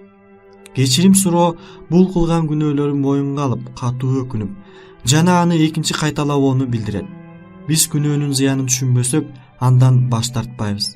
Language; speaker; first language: Kyrgyz; native; Kyrgyz